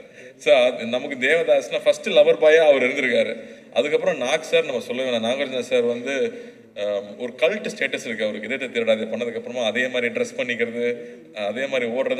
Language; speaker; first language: Tamil; native; Tamil